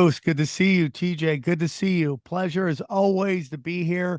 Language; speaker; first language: English; native; English